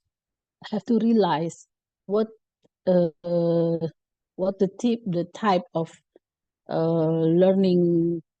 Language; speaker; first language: English; non-native, learner; Indonesian